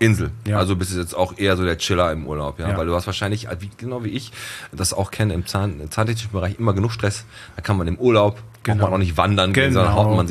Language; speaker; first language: German; native; German